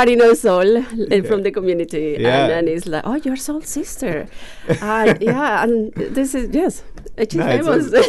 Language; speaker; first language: English; non-native, fluent; Spanish